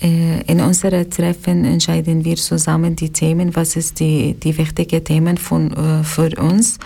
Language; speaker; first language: German; non-native, learner; Arabic